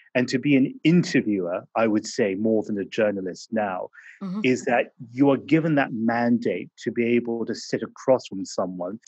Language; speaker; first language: English; native; English